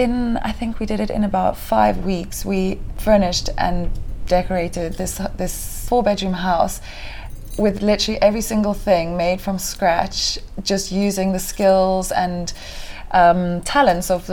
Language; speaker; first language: English; native; English